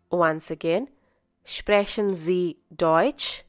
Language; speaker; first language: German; non-native, fluent; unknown